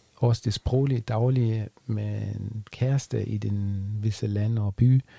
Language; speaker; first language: Danish; non-native, fluent; German